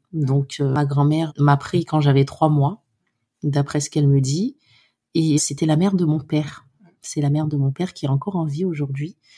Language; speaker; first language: French; non-native, local second language; Haitian Creole